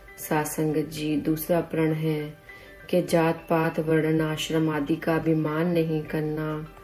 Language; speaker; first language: Hindi; native; Hindi